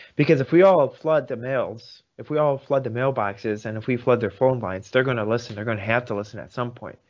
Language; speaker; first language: English; early bilingual, other home language; Russian